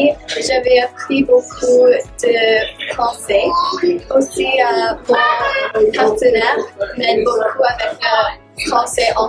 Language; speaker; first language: French; non-native, learner; English